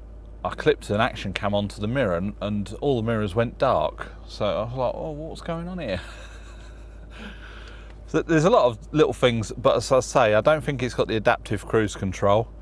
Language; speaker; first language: English; native; English